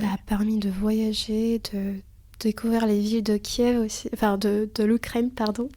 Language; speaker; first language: French; early bilingual, other home language; Lithuanian